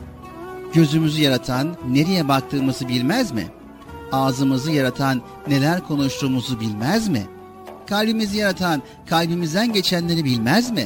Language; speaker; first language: Turkish; native; Turkish